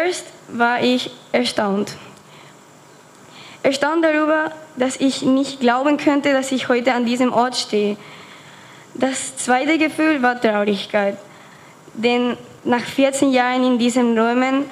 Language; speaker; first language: German; non-native, fluent; Spanish